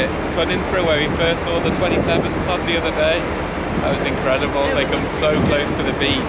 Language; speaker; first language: English; native; English